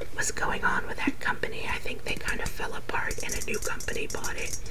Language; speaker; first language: English; native; English